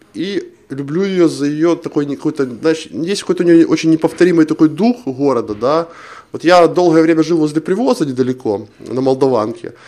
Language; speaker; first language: Russian; non-native, local second language; Ukrainian